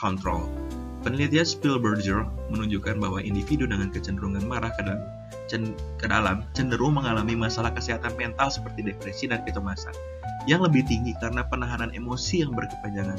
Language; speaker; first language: Indonesian; native; Indonesian